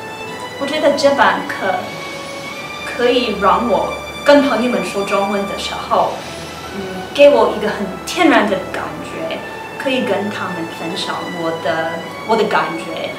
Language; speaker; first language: Chinese; non-native, learner; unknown